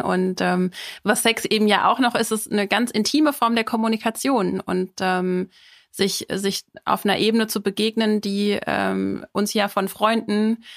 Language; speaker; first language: German; native; German